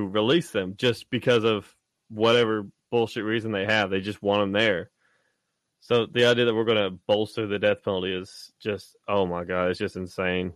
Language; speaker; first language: English; native; English